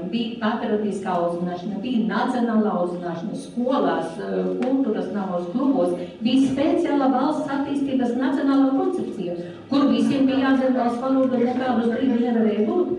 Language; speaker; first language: Latvian; native; Latvian